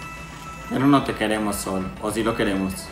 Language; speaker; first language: Spanish; native; Spanish